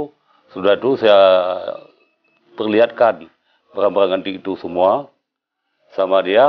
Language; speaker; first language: Indonesian; non-native, local second language; Achinese